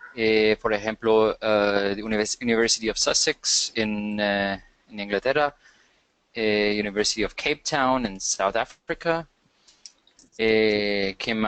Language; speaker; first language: Spanish; non-native, fluent; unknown